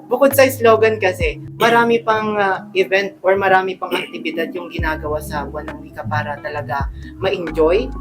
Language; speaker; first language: Filipino; non-native, local second language; Iloko